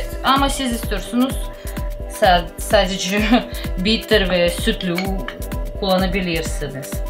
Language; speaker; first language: Turkish; non-native, learner; Russian